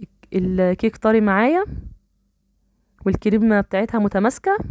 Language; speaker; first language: Arabic; native; Arabic